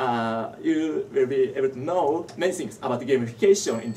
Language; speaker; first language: English; non-native, learner; Japanese